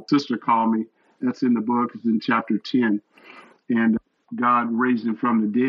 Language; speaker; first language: English; native; English